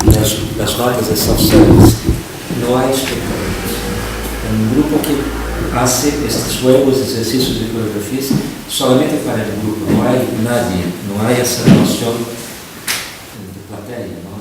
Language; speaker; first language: Spanish; non-native, fluent; Portuguese